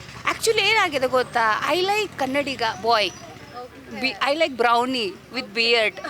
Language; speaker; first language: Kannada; non-native, learner; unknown